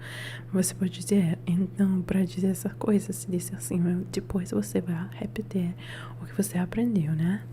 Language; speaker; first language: Portuguese; non-native, learner; Italian